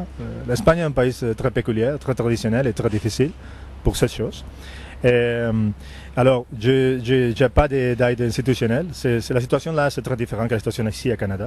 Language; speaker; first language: French; non-native, fluent; Spanish